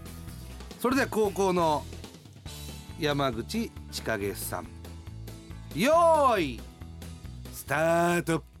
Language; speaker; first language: Japanese; native; Japanese